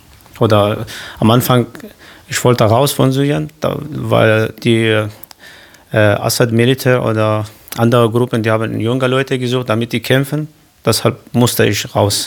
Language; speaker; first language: German; non-native, learner; Kurdish